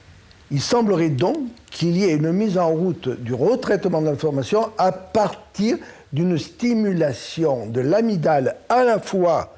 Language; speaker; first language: French; native; French